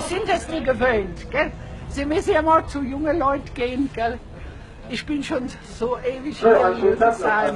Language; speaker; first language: German; native; German